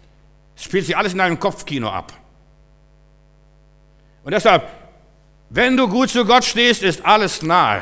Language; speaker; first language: German; native; German